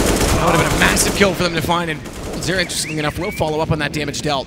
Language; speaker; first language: English; native; English